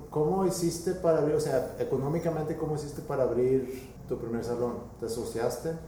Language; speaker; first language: Spanish; non-native, fluent; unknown